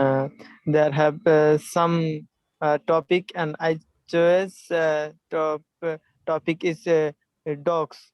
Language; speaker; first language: English; non-native, learner; Hindi